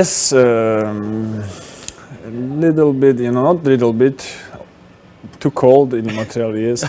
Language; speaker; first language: English; non-native, learner; Russian